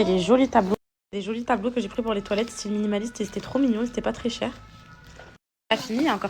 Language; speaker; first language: French; native; French